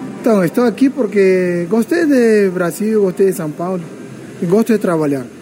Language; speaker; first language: Portuguese; non-native, learner; Spanish